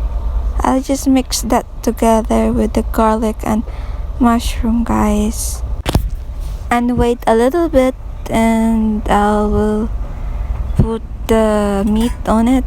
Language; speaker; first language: English; non-native, local second language; Filipino